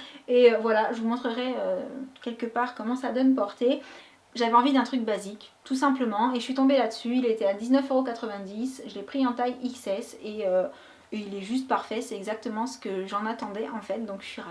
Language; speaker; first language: French; native; French